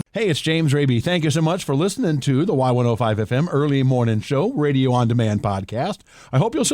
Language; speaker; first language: English; native; English